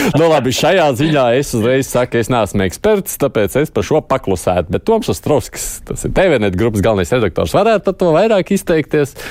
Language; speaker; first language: Latvian; native; Latvian